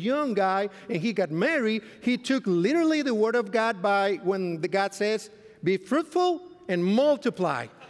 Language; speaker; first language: English; non-native, fluent; Spanish